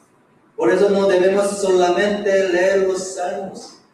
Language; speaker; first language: Spanish; non-native, fluent; Korean